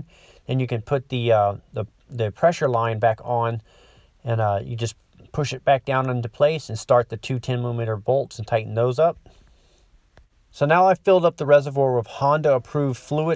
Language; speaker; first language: English; native; English